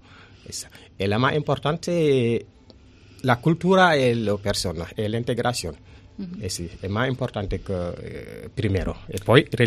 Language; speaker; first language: Spanish; non-native, learner; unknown